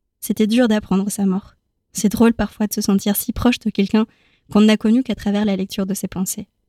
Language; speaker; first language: French; native; French